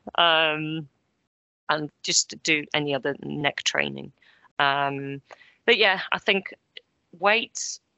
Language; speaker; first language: English; early bilingual, other home language; Polish